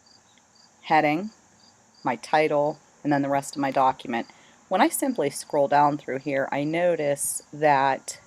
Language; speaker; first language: English; native; English